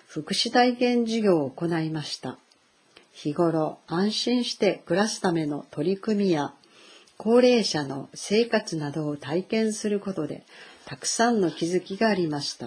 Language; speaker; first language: Japanese; native; Japanese